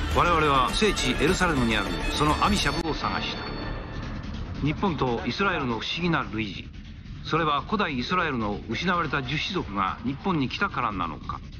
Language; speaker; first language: Japanese; native; Japanese